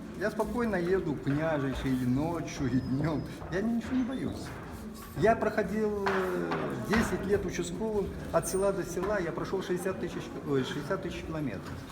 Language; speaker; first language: Russian; native; Russian